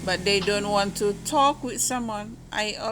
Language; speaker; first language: English; non-native, learner; Indonesian